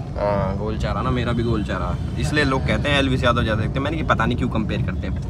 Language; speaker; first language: Hindi; native; Hindi